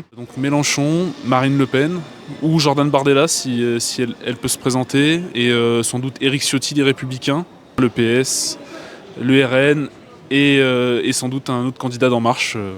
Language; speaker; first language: French; native; French